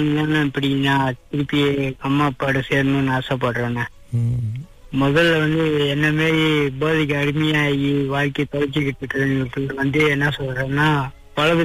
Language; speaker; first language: Tamil; early bilingual, heritage; Tamil